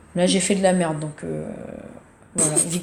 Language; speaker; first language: French; native; French